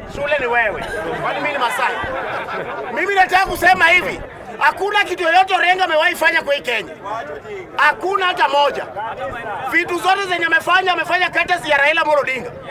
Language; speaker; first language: Swahili; native; Swahili